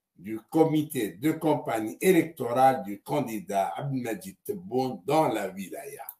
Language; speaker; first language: French; non-native, local second language; Arabic